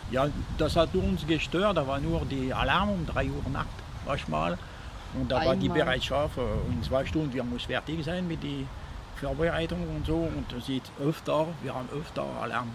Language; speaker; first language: German; non-native, fluent; French